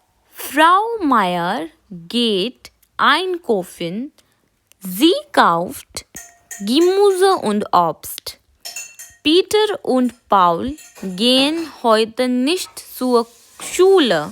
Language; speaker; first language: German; non-native, fluent; Hindi